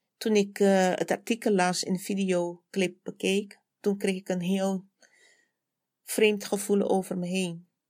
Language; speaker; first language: Dutch; native; Dutch